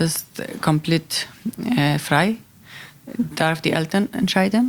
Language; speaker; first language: German; non-native, learner; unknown